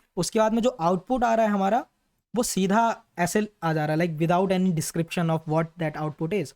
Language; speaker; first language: Hindi; native; Hindi